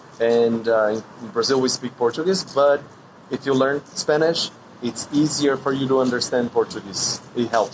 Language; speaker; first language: English; non-native, fluent; Portuguese